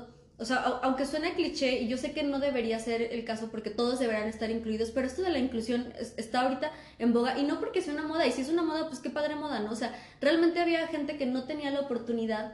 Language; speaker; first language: Spanish; native; Spanish